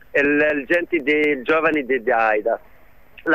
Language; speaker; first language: Italian; non-native, learner; Arabic